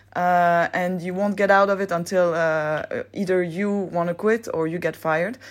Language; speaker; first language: English; non-native, fluent; French